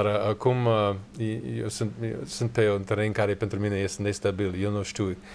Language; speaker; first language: Romanian; non-native, learner; English